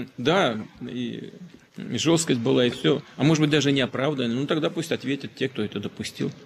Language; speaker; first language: Russian; native; Russian